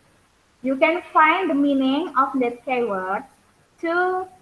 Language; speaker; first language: English; non-native, learner; Indonesian